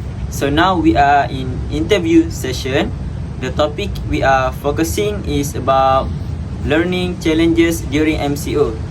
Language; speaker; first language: English; non-native, local second language; Malay